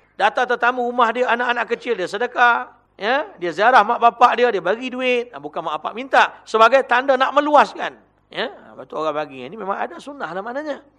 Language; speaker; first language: Malay; native; Malay